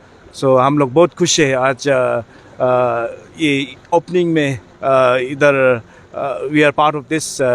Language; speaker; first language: Hindi; non-native, fluent; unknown